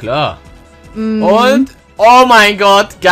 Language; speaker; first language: German; native; German